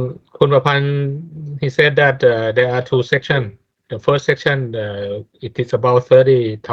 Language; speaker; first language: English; non-native, fluent; Thai